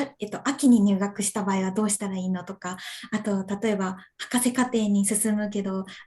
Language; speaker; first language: Japanese; native; Japanese